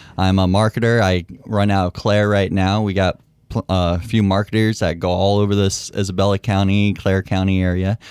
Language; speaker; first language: English; native; English